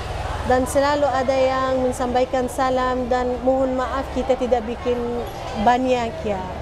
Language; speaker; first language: Indonesian; non-native, fluent; Arabic